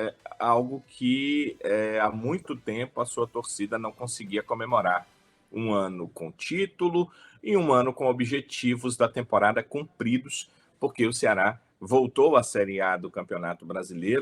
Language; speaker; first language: Portuguese; native; Portuguese